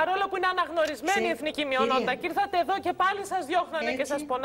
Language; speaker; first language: Greek; native; Greek